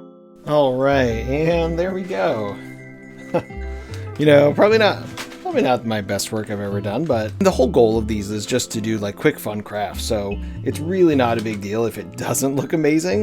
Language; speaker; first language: English; native; English